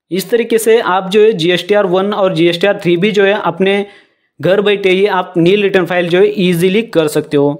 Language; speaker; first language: Hindi; non-native, local second language; Marathi